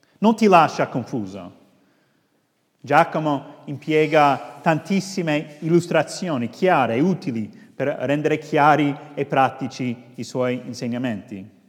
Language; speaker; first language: Italian; non-native, fluent; English